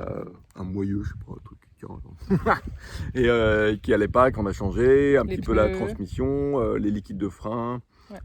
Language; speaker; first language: French; native; French